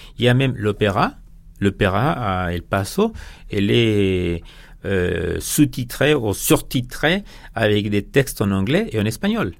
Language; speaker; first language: French; non-native, fluent; Spanish